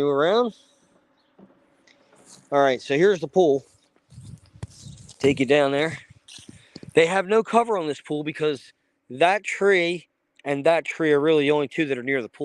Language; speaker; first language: English; native; English